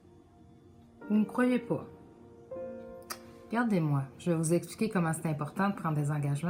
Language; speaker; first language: French; native; French